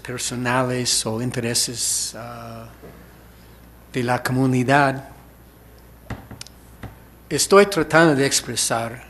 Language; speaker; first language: Spanish; non-native, fluent; English